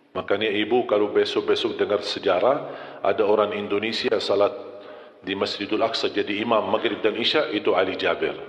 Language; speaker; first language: Malay; non-native, fluent; Arabic